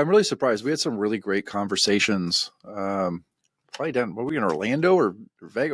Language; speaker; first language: English; native; English